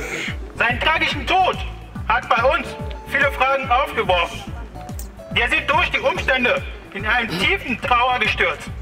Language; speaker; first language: German; non-native, learner; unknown